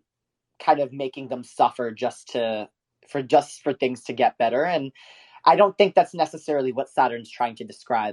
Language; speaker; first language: English; native; English